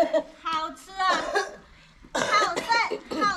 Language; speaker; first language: Chinese; non-native, local second language; Hakka Chinese